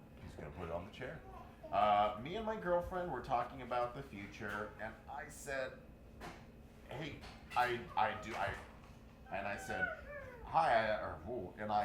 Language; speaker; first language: English; native; English